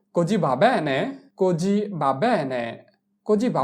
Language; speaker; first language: Italian; non-native, fluent; Bangla